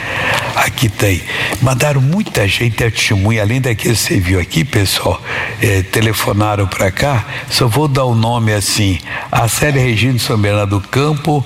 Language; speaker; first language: Portuguese; native; Portuguese